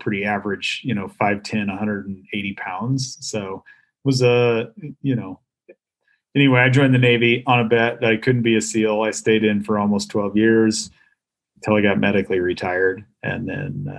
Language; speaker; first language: English; native; English